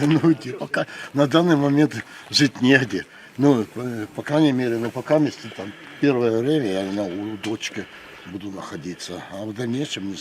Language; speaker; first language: Russian; native; Russian